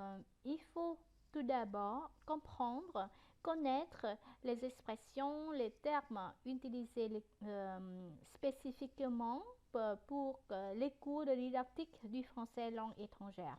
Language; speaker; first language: French; non-native, fluent; Vietnamese